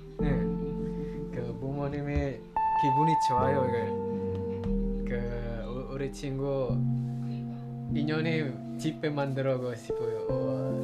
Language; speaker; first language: Korean; non-native, learner; Indonesian